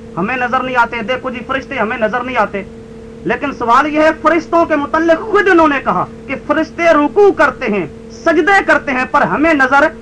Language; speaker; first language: Urdu; native; Urdu